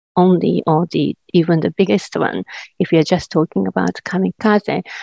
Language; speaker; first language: English; non-native, fluent; Japanese